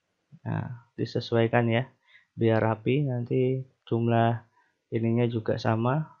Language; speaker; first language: Indonesian; native; Indonesian